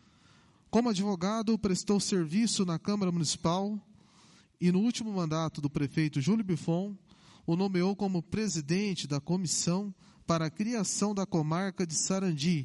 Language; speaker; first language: Portuguese; native; Portuguese